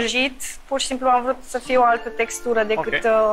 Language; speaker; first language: Romanian; native; Romanian